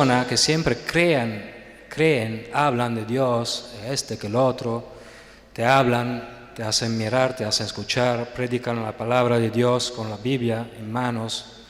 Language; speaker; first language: Spanish; non-native, fluent; Italian